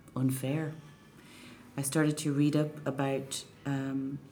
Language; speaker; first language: English; native; English